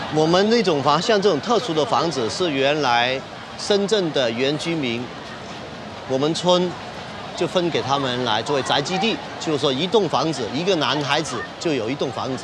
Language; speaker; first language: Chinese; native; Chinese